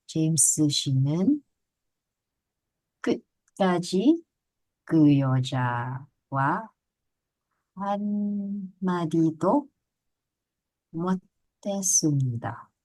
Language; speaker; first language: Korean; non-native, learner; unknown